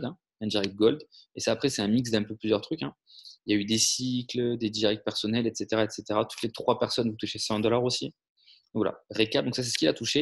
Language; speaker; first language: French; native; French